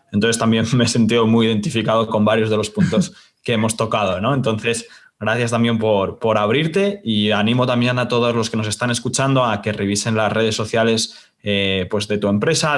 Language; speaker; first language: Spanish; native; Spanish